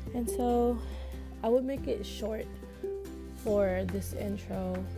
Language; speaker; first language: English; non-native, local second language; Filipino